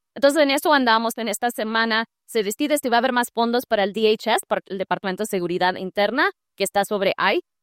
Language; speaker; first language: Spanish; early bilingual, heritage; Spanish